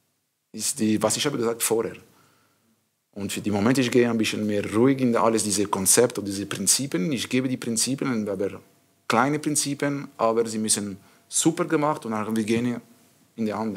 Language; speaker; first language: German; non-native, learner; French